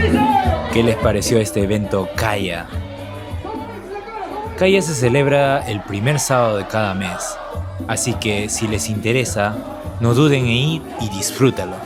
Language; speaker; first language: Spanish; native; Spanish